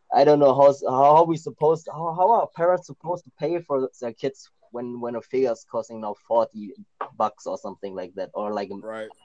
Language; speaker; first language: English; early bilingual, other home language; Thai